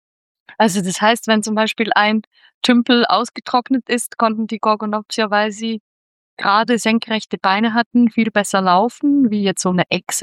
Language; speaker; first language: German; native; German